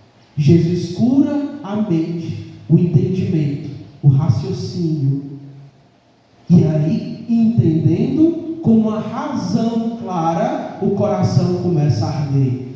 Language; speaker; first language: Portuguese; native; Portuguese